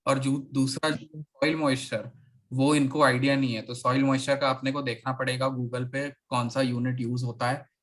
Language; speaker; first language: Hindi; non-native, local second language; Marathi